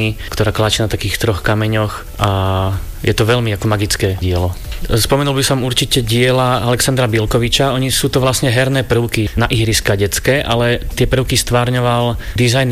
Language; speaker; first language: Slovak; native; Slovak